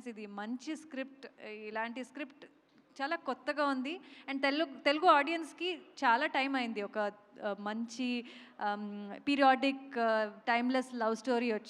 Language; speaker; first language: Telugu; non-native, local second language; Kannada